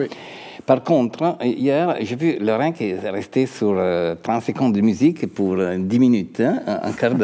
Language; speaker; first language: French; non-native, fluent; Italian